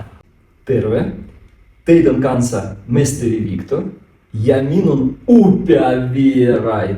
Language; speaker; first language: Finnish; non-native, learner; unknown